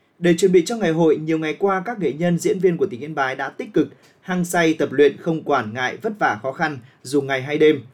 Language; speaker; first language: Vietnamese; native; Vietnamese